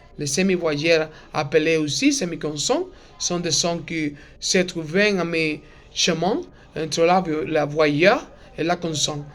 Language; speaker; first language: French; non-native, learner; Spanish